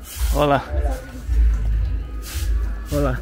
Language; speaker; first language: Spanish; non-native, learner; English